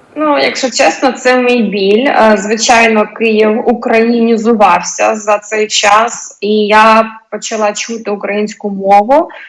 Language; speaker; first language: Ukrainian; non-native, local second language; Russian